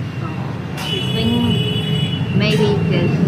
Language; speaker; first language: English; non-native, fluent; Vietnamese